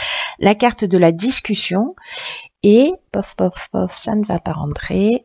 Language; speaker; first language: French; native; French